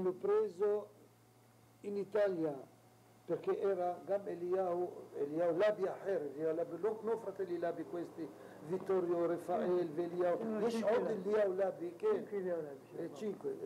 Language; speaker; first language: Italian; non-native, local second language; Arabic